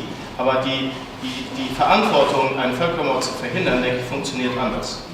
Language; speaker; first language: German; native; German